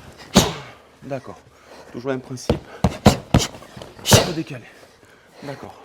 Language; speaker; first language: French; native; French